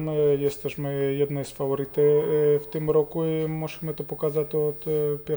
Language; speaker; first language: Polish; non-native, fluent; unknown